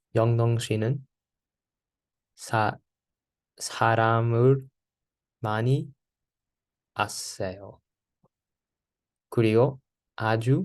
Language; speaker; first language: Korean; non-native, learner; English